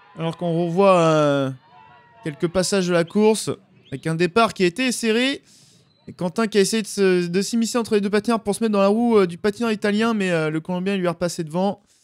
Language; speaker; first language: French; native; French